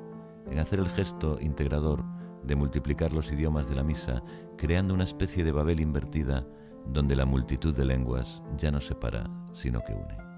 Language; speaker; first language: Spanish; native; Spanish